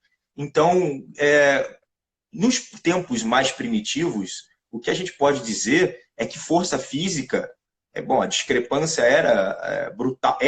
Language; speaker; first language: Portuguese; native; Portuguese